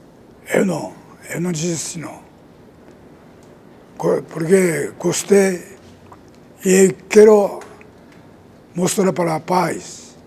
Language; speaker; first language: Portuguese; non-native, learner; Japanese